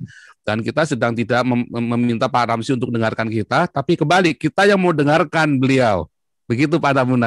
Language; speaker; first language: Indonesian; native; Indonesian